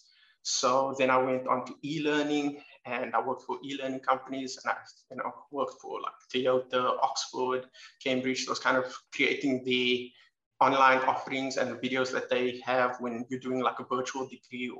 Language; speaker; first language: English; native; English